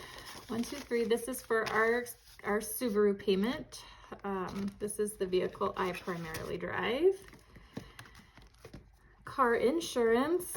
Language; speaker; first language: English; native; English